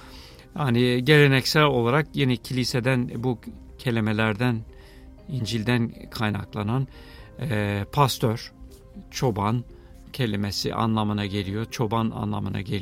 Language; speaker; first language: Turkish; non-native, fluent; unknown